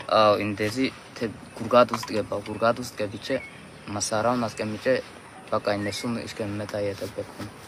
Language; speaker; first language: Amharic; non-native, local second language; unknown